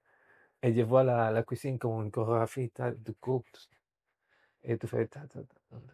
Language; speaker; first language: French; non-native, fluent; Spanish